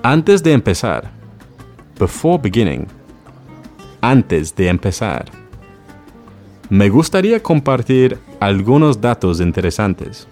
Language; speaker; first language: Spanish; non-native, learner; English